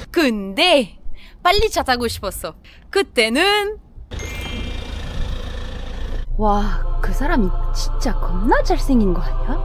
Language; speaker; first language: Korean; non-native, fluent; French